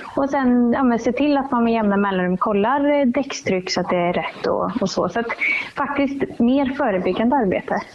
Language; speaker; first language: Swedish; native; Swedish